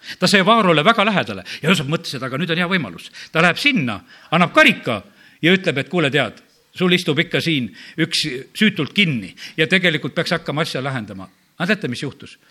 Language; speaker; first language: Estonian; native; Estonian